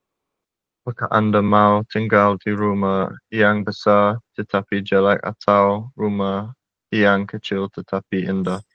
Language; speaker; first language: Indonesian; non-native, learner; English